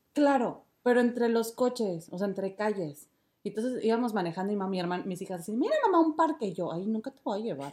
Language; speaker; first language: Spanish; native; Spanish